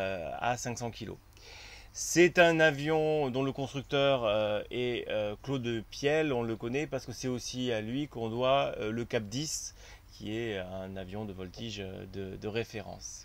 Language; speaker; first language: French; native; French